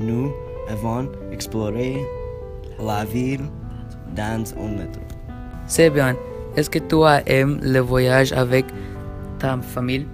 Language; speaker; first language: French; non-native, learner; English